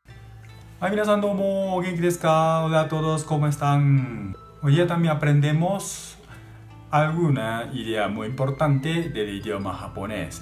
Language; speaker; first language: Spanish; non-native, learner; Japanese